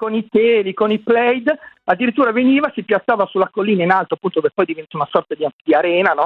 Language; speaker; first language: Italian; native; Italian